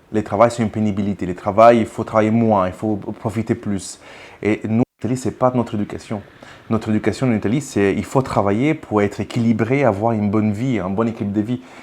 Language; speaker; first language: French; non-native, fluent; Italian